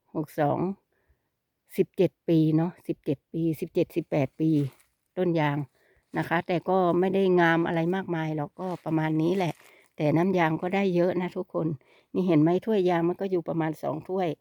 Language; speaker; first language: Thai; native; Thai